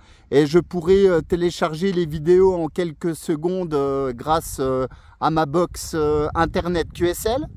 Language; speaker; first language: French; native; French